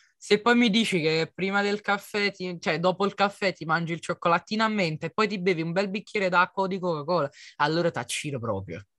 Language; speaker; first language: Italian; native; Italian